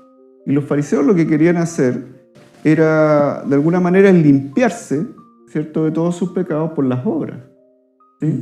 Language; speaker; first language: Spanish; native; Spanish